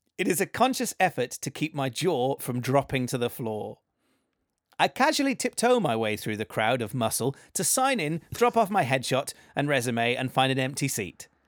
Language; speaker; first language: English; native; English